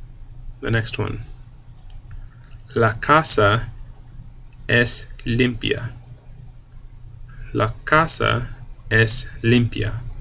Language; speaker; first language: Spanish; non-native, fluent; English